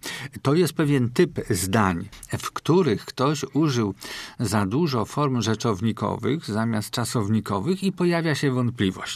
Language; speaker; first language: Polish; native; Polish